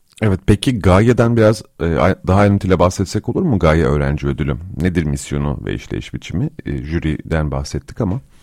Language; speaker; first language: Turkish; native; Turkish